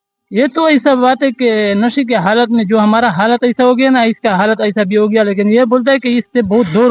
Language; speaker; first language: Hindi; non-native, local second language; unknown